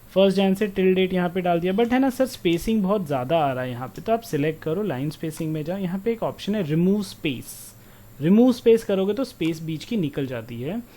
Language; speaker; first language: Hindi; non-native, local second language; Marwari